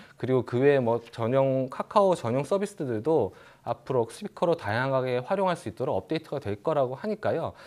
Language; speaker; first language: Korean; native; Korean